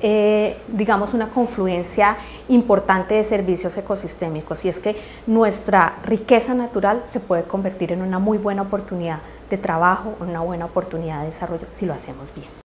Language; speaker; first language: Spanish; native; Spanish